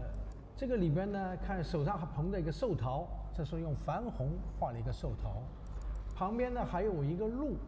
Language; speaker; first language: Chinese; native; Chinese